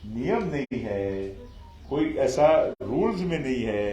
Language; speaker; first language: Hindi; non-native, local second language; Marathi